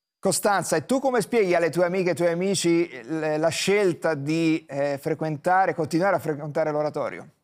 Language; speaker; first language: Italian; native; Italian